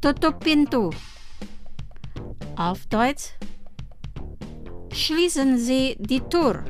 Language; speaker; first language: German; non-native, fluent; Indonesian